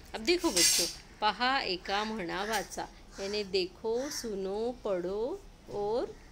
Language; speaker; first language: Hindi; non-native, local second language; Marathi